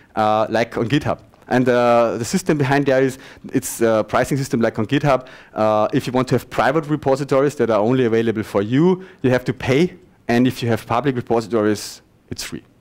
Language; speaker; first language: English; non-native, fluent; German